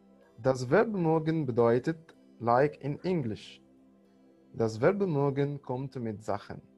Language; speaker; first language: German; non-native, fluent; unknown